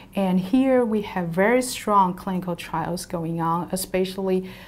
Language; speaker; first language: English; non-native, fluent; Chinese